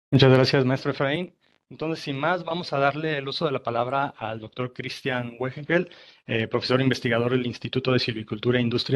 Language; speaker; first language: Spanish; native; Spanish